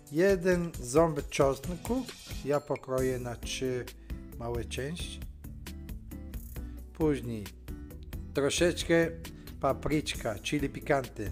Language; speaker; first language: Polish; non-native, learner; Italian